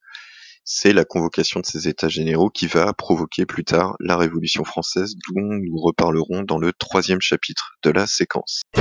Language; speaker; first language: French; native; French